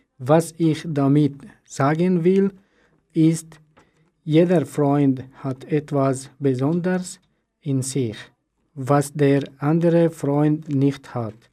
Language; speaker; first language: German; non-native, learner; Persian